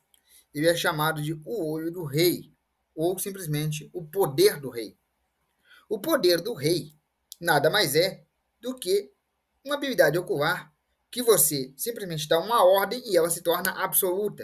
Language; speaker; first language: Portuguese; native; Portuguese